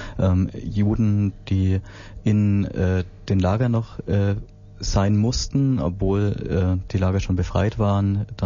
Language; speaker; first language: German; native; German